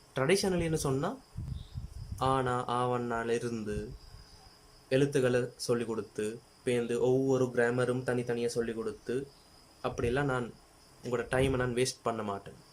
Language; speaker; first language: Tamil; non-native, local second language; Sinhala